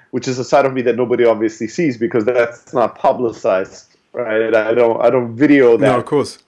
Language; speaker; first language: English; early bilingual, other home language; German